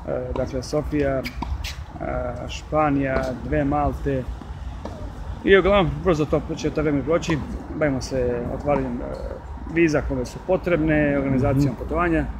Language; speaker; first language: Serbian; native; Serbian